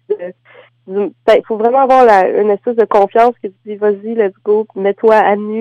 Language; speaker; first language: French; native; French